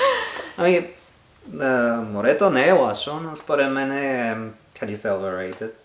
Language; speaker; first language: Bulgarian; non-native, learner; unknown